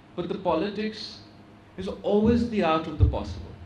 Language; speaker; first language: English; non-native, local second language; Urdu